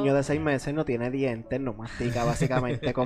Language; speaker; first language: Spanish; native; Spanish